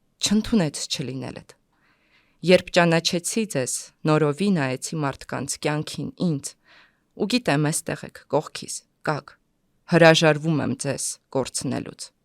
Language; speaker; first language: Armenian; non-native, fluent; Russian